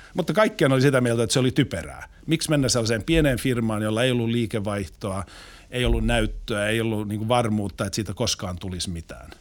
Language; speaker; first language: Finnish; non-native, local second language; Swedish